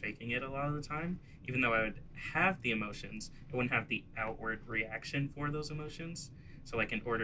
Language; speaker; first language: English; native; English